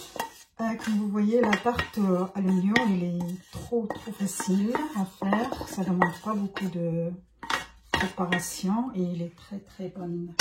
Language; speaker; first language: French; non-native, local second language; Arabic